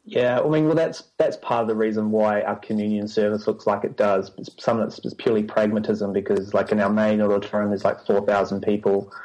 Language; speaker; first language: English; native; English